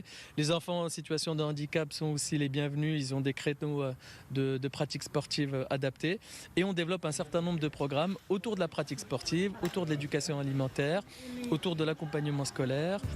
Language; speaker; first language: French; native; French